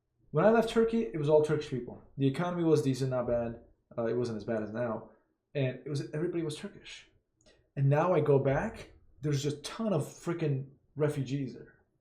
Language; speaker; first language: English; non-native, fluent; Turkish